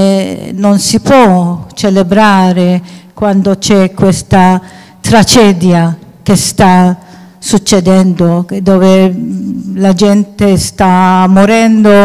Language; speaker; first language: Italian; non-native, fluent; Maltese